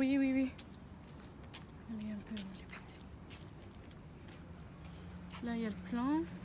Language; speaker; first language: French; native; French